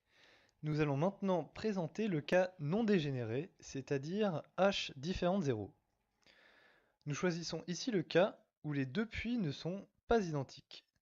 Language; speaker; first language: French; native; French